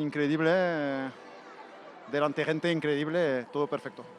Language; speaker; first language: Spanish; non-native, fluent; French